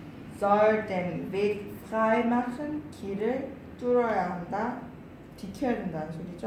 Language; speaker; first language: German; non-native, learner; Korean